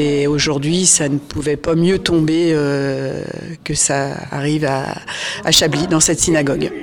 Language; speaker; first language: French; native; French